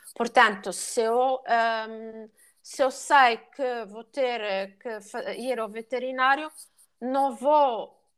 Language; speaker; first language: Portuguese; non-native, fluent; Italian